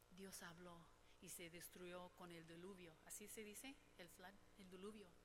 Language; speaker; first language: Spanish; non-native, fluent; English